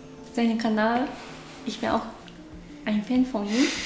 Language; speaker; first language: German; non-native, learner; Japanese